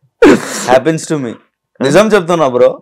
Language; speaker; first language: Telugu; non-native, learner; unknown